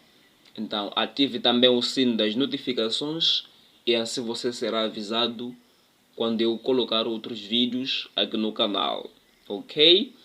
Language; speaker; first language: Portuguese; non-native, local second language; Tsonga